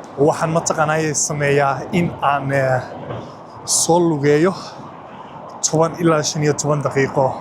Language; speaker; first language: Somali; early bilingual, heritage; Somali